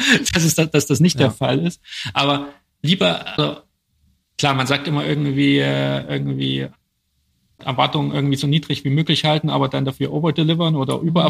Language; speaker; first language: German; native; German